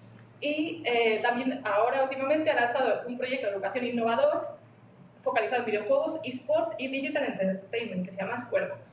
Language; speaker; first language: Spanish; native; Spanish